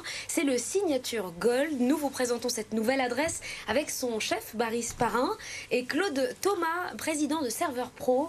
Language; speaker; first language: French; native; French